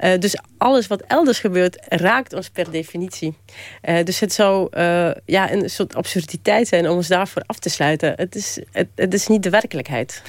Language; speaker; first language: Dutch; early bilingual, other home language; Polish